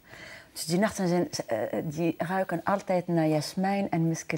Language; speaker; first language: Dutch; non-native, fluent; Arabic